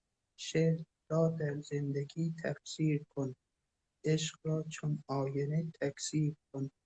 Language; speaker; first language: Persian; native; Persian